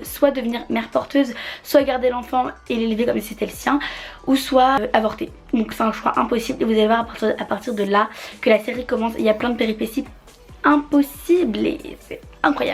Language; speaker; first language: French; native; French